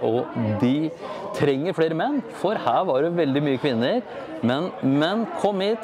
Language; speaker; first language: Norwegian; native; Norwegian